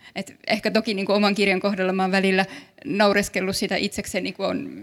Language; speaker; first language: Finnish; native; Finnish